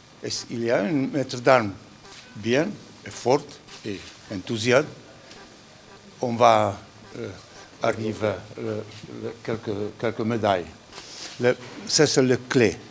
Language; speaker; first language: French; non-native, learner; Hungarian